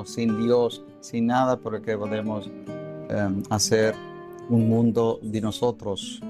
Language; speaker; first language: Spanish; non-native, fluent; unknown